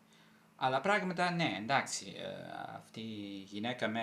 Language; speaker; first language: Greek; non-native, fluent; Italian